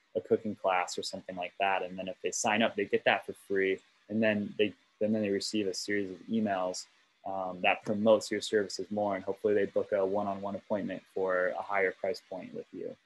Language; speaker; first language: English; native; English